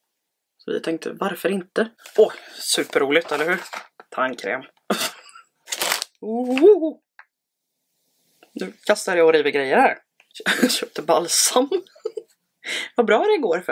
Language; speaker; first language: Swedish; native; Swedish